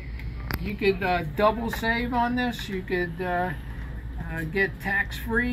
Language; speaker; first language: English; native; English